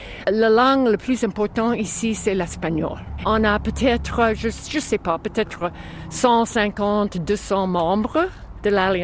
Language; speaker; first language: French; non-native, fluent; English